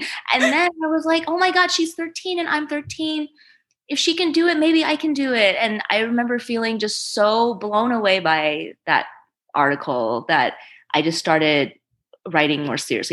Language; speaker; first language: English; early bilingual, other home language; Chinese